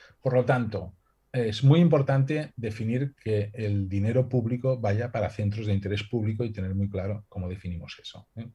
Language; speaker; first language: Spanish; non-native, local second language; Catalan